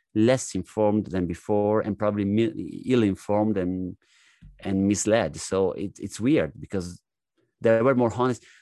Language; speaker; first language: English; non-native, fluent; Italian